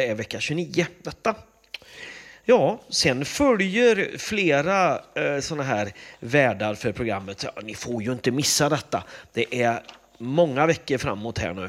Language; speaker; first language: Swedish; native; Swedish